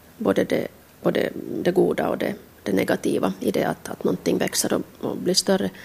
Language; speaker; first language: Swedish; native; Swedish